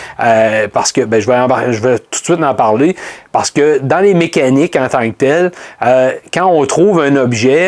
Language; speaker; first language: French; native; French